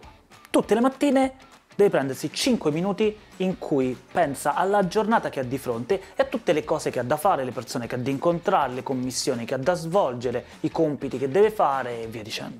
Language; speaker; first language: Italian; native; Italian